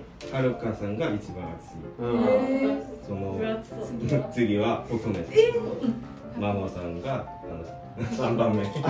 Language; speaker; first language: Japanese; non-native, learner; Korean